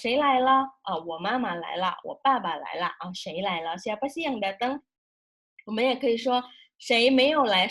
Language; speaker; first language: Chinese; non-native, fluent; Indonesian